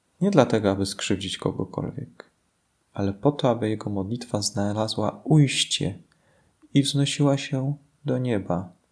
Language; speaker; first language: Polish; native; Polish